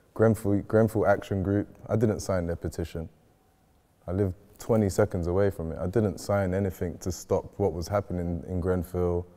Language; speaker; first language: English; native; English